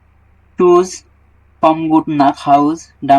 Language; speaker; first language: German; non-native, learner; Bangla